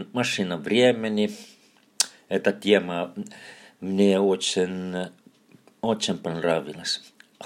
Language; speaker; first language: Russian; non-native, fluent; Finnish